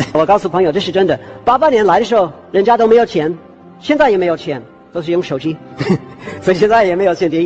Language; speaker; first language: Chinese; non-native, fluent; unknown